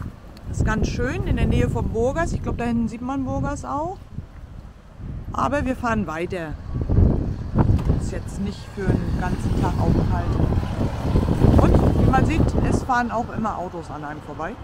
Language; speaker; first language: German; native; German